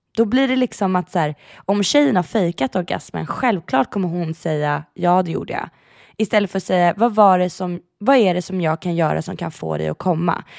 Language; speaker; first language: Swedish; native; Swedish